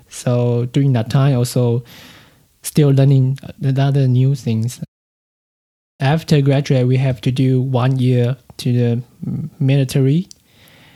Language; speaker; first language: English; non-native, fluent; Chinese